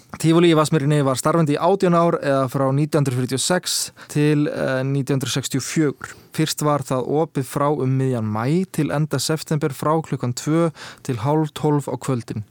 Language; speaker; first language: Icelandic; early bilingual, heritage; Icelandic